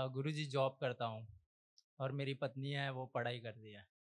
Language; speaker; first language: Hindi; non-native, local second language; Gujarati